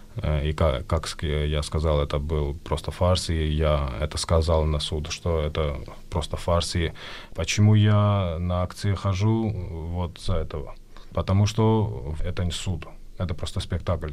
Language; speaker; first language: Russian; non-native, fluent; Georgian